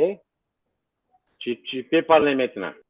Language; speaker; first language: French; non-native, fluent; Portuguese